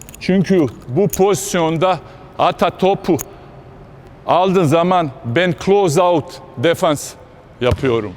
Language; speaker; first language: Turkish; non-native, fluent; Bosnian